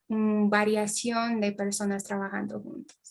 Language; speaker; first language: Spanish; non-native, fluent; English